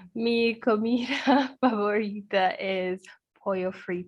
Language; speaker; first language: Spanish; non-native, learner; English